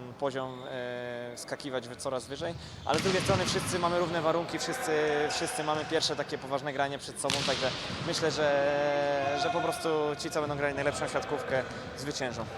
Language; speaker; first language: Polish; native; Polish